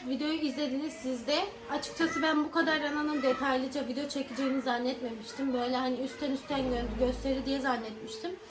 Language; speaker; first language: Turkish; native; Turkish